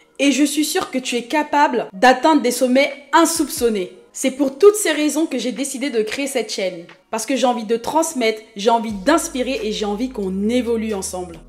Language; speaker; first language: French; early bilingual, other home language; Haitian Creole